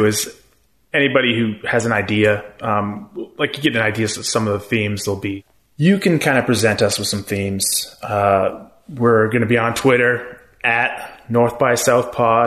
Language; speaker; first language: English; native; English